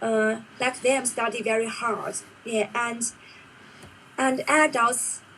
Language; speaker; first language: English; non-native, learner; Chinese